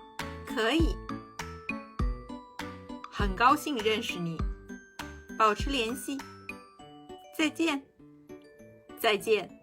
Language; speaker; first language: Chinese; non-native, learner; Urdu